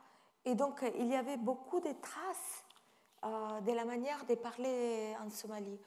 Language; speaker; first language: French; non-native, fluent; Italian